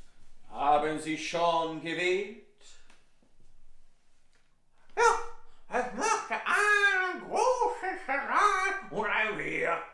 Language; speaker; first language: German; non-native, fluent; Italian